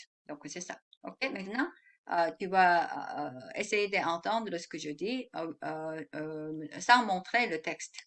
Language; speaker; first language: French; non-native, fluent; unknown